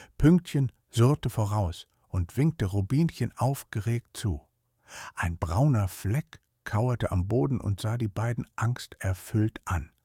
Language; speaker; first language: German; native; German